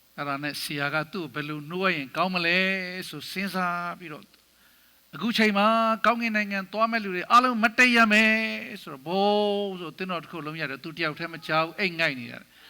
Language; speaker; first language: Burmese; non-native, local second language; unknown